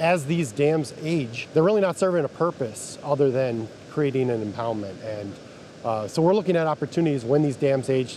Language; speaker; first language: English; native; English